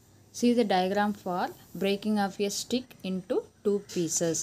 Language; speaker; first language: English; non-native, local second language; Tamil